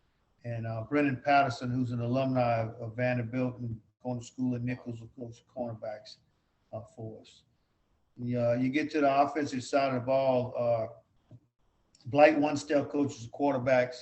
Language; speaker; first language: English; native; English